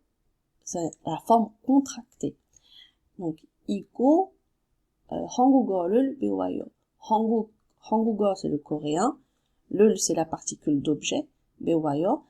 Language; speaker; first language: French; native; French